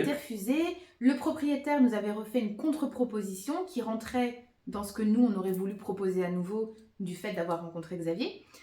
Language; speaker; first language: French; native; French